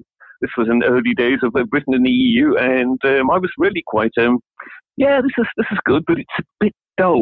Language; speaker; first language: English; native; English